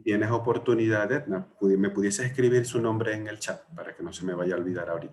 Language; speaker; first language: Spanish; native; Spanish